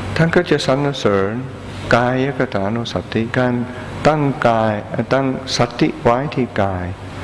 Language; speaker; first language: Thai; non-native, fluent; English